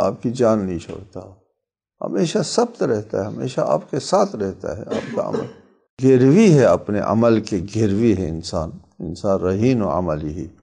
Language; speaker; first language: Urdu; non-native, local second language; Balti